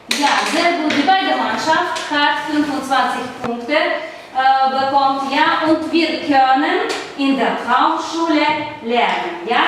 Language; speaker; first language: German; non-native, fluent; Russian